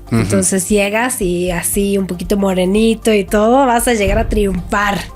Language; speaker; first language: Spanish; non-native, fluent; Swedish